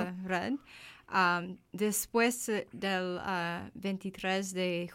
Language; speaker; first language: Spanish; non-native, learner; English